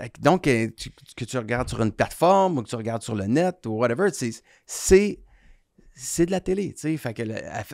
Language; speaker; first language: French; native; French